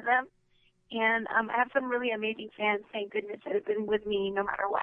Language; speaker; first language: English; native; English